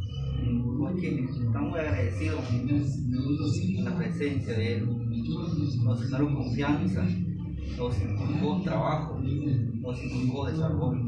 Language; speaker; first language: Spanish; native; Spanish